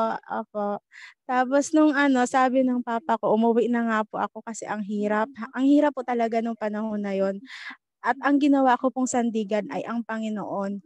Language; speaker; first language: Filipino; non-native, local second language; Bikol